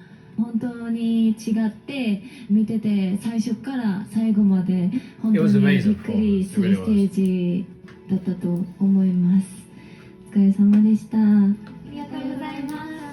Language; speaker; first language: Japanese; native; Japanese